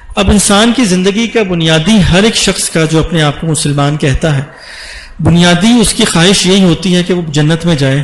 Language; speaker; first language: Urdu; non-native, local second language; Punjabi